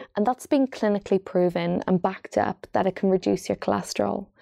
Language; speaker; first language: English; native; English